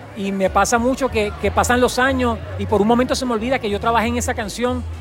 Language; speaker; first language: Spanish; native; Spanish